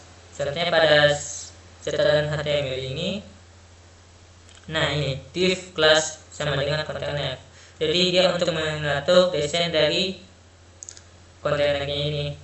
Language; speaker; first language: Indonesian; native; Indonesian